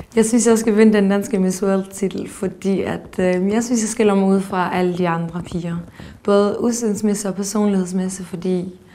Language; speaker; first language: Danish; early bilingual, other home language; Albanian